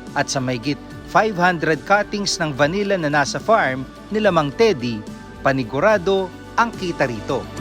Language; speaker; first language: Filipino; native; Filipino